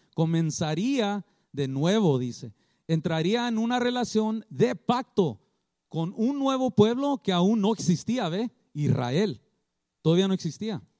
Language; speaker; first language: Spanish; early bilingual, heritage; Spanish